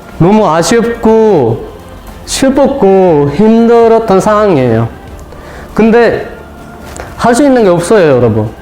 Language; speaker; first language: Korean; non-native, fluent; Sinhala